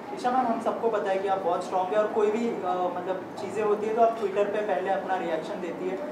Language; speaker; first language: Hindi; native; Hindi